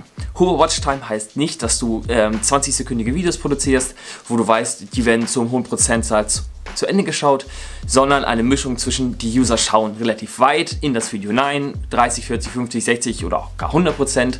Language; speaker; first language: German; native; German